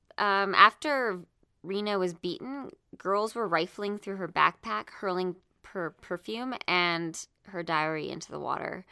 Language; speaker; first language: English; native; English